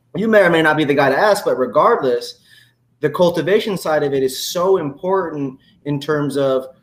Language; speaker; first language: English; native; English